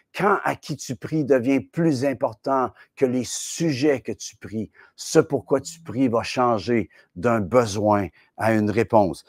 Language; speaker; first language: French; native; French